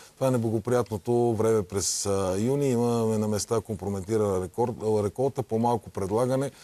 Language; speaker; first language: Bulgarian; native; Bulgarian